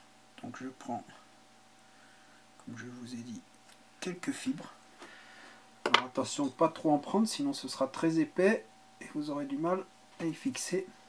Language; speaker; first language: French; native; French